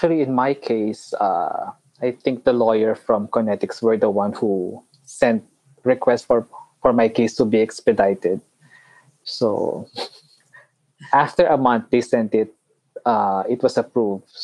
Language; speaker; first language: English; non-native, local second language; Pampanga